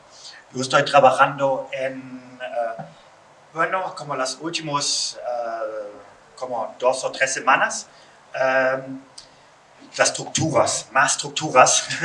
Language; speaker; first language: Spanish; non-native, learner; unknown